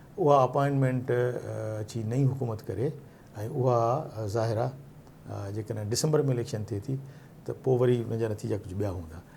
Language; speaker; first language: Sindhi; non-native, local second language; Urdu